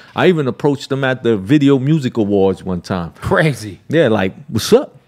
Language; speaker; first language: English; native; English